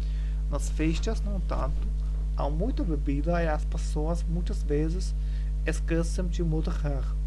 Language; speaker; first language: Portuguese; non-native, learner; German